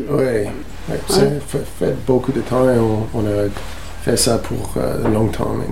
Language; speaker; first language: French; non-native, learner; English